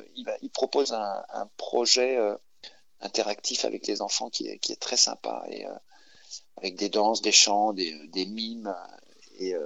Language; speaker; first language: French; native; French